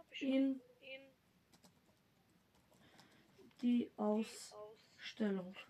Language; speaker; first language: German; non-native, fluent; Macedonian